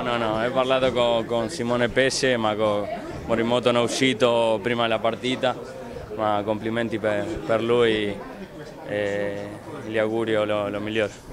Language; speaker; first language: Italian; non-native, fluent; Spanish